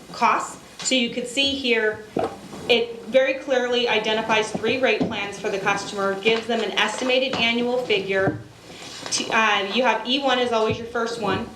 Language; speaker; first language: English; native; English